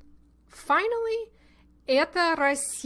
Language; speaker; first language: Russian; non-native, fluent; English